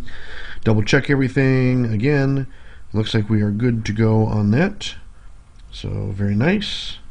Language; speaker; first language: English; native; English